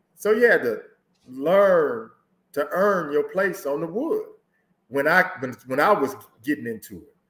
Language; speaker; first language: English; native; English